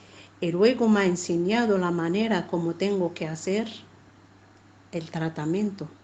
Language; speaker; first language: Spanish; non-native, fluent; Arabic